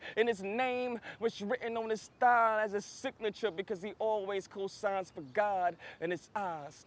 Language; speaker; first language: English; native; English